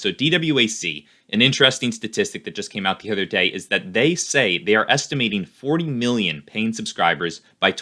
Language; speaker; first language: English; native; English